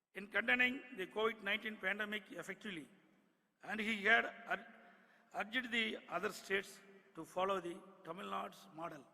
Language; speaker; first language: English; non-native, local second language; Tamil